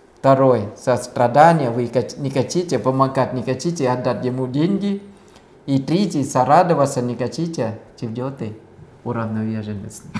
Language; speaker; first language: Russian; non-native, fluent; Thai